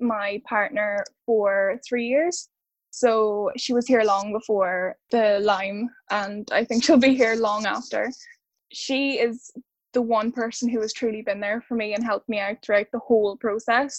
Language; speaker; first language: English; native; English